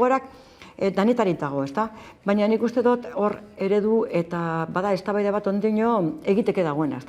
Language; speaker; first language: Basque; native; Basque